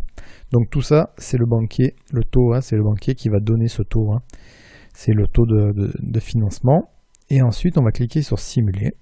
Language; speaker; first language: French; native; French